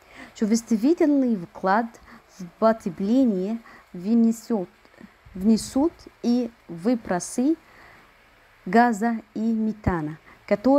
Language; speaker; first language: Russian; non-native, fluent; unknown